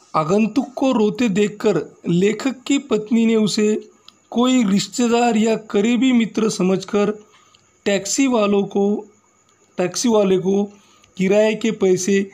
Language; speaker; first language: Hindi; non-native, local second language; Marathi